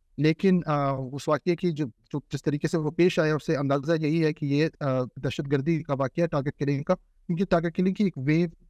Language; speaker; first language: Urdu; non-native, local second language; Pashto